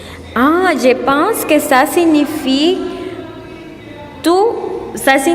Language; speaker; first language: French; non-native, learner; Spanish